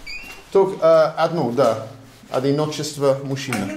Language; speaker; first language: Russian; non-native, learner; English